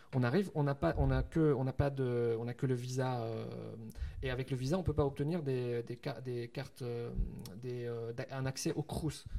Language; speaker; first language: French; non-native, local second language; Arabic